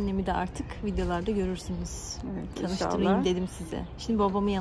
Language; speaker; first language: Turkish; native; Turkish